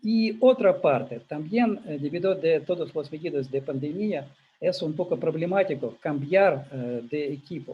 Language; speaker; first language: Spanish; non-native, learner; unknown